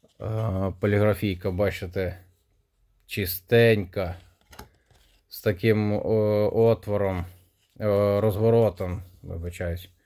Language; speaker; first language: Ukrainian; non-native, local second language; Russian